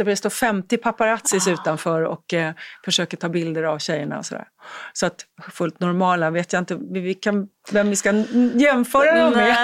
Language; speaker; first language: Swedish; native; Swedish